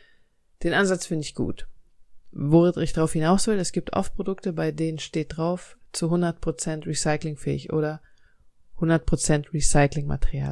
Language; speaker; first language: German; native; German